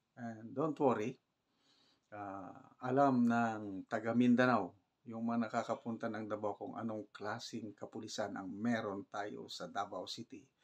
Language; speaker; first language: Filipino; non-native, local second language; Cebuano